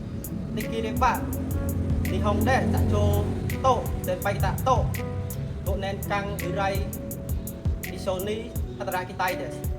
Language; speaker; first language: Japanese; non-native, learner; Khmer